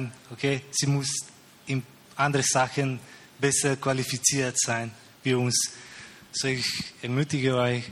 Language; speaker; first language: German; non-native, learner; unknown